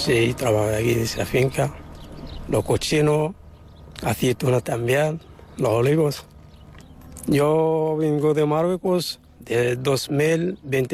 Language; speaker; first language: Spanish; non-native, learner; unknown